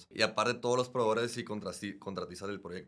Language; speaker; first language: Spanish; native; Spanish